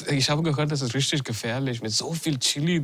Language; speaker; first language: German; non-native, learner; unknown